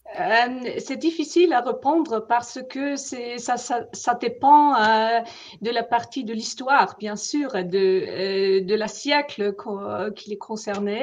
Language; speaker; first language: French; non-native, fluent; German